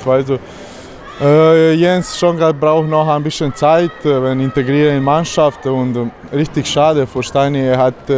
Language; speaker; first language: German; non-native, learner; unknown